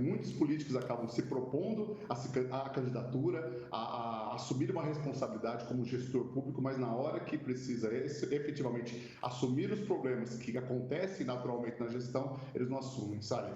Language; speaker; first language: Portuguese; native; Portuguese